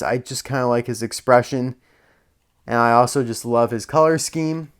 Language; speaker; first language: English; native; English